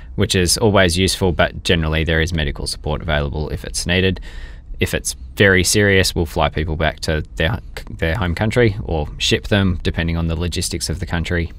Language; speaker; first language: English; native; English